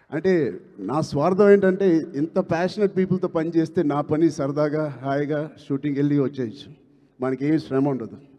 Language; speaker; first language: Telugu; native; Telugu